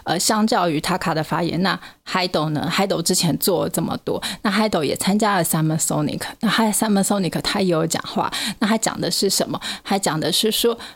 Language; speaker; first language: Chinese; native; Chinese